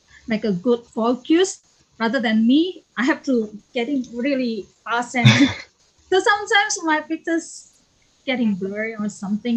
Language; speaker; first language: English; non-native, learner; Indonesian